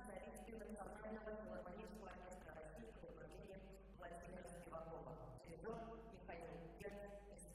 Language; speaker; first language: Russian; native; Russian